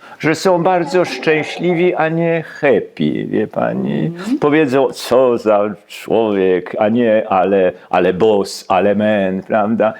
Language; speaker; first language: Polish; native; Polish